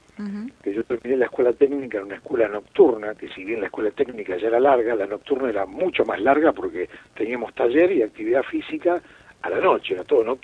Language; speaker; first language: Spanish; native; Spanish